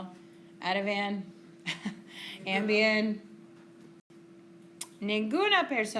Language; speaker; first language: Spanish; non-native, fluent; English